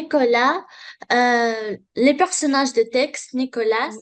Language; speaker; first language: French; non-native, learner; Arabic